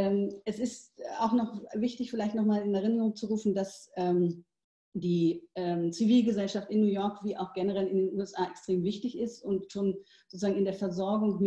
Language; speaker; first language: German; native; German